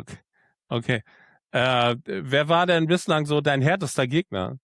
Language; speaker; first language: German; native; German